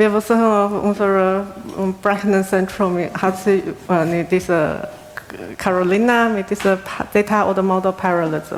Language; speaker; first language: German; non-native, learner; Chinese